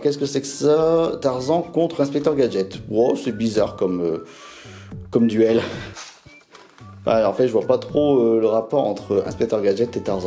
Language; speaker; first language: French; native; French